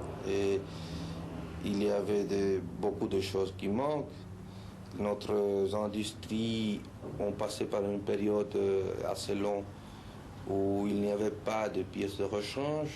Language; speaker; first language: French; non-native, fluent; Spanish